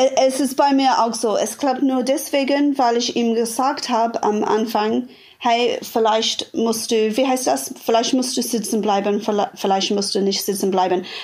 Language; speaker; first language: German; non-native, fluent; English